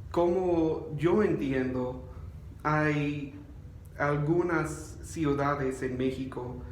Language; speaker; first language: Spanish; non-native, learner; English